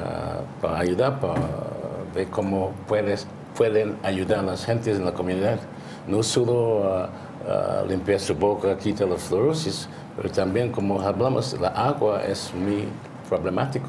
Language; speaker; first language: Spanish; non-native, learner; English